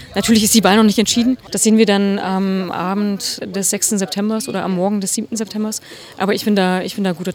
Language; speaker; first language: German; native; German